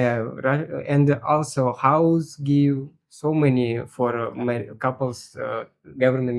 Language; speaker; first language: English; non-native, learner; Russian